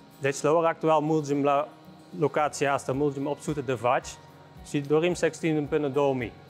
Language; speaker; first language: Romanian; non-native, fluent; Dutch